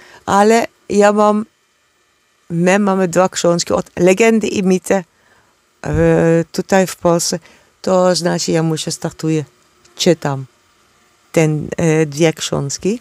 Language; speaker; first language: Polish; non-native, learner; Dutch